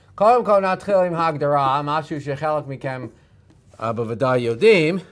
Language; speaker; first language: Hebrew; non-native, fluent; English